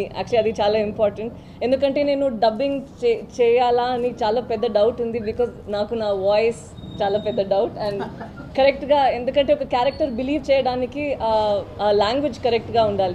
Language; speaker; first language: Telugu; non-native, local second language; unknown